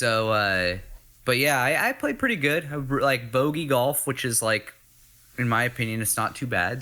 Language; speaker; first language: English; native; English